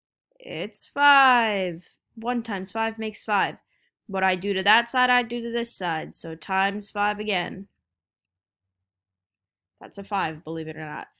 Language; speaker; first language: English; native; English